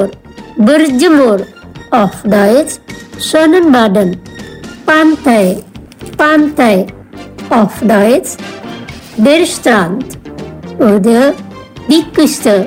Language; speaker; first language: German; non-native, fluent; Indonesian